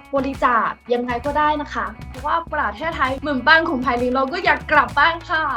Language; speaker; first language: Thai; non-native, fluent; Chinese